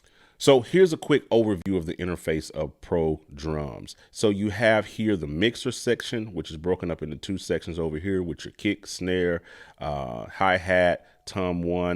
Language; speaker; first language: English; native; English